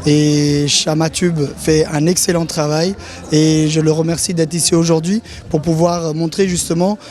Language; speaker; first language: French; early bilingual, other home language; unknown